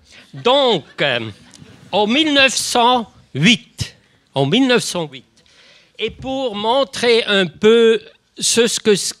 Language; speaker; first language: French; non-native, local second language; German